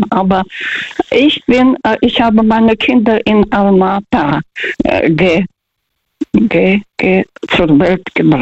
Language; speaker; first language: German; non-native, fluent; Russian